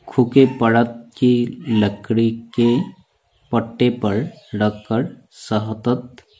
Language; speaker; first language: Hindi; non-native, local second language; Assamese